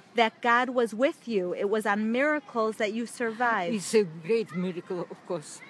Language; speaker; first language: English; non-native, fluent; Russian